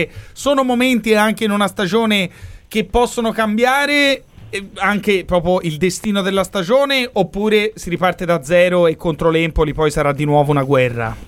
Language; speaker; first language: Italian; native; Italian